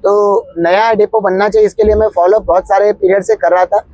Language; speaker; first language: Hindi; non-native, local second language; Marathi